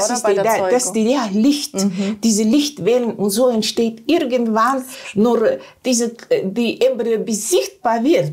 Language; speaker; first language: German; non-native, learner; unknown